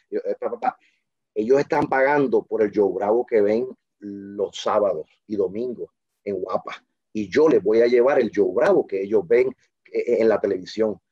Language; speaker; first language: Spanish; native; Spanish